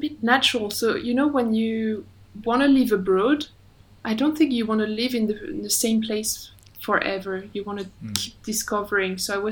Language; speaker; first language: English; non-native, fluent; French